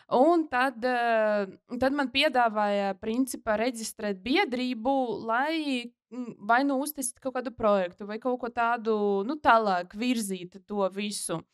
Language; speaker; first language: Latvian; non-native, local second language; Russian